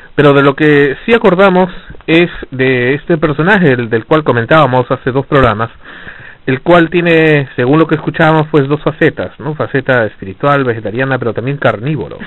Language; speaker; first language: Spanish; native; Spanish